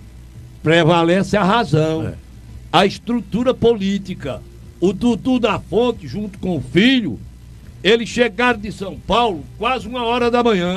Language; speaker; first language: Portuguese; native; Portuguese